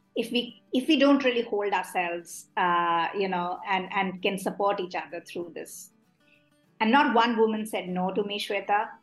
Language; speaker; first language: English; non-native, local second language; Hindi